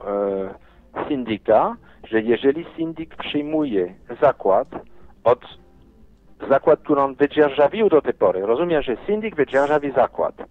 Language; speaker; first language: Polish; non-native, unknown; French